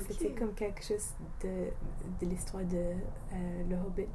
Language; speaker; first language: French; non-native, fluent; English